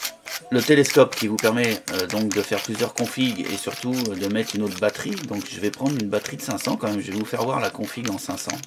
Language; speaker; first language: French; native; French